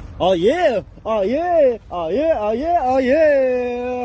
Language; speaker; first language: Korean; native; Korean